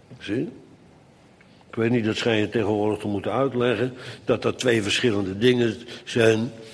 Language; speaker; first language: Dutch; native; Dutch